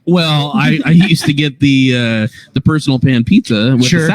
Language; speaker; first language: English; native; English